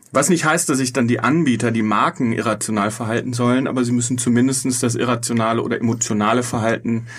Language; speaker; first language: German; native; German